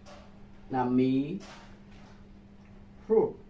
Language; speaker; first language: English; non-native, learner; Vietnamese